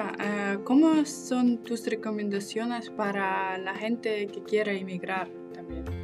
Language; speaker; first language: Spanish; non-native, fluent; Russian